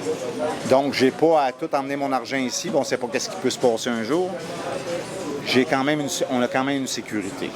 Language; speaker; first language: French; native; French